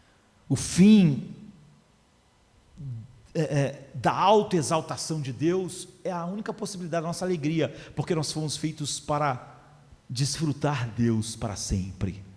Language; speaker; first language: Portuguese; native; Portuguese